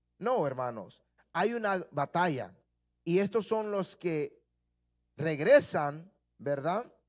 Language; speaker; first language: Spanish; early bilingual, heritage; Spanish